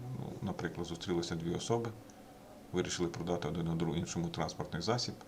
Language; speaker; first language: Ukrainian; native; Ukrainian